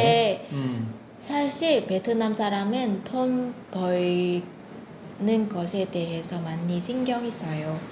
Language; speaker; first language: Korean; non-native, fluent; Vietnamese